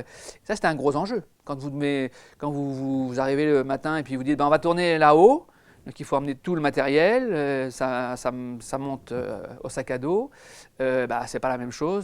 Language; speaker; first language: French; native; French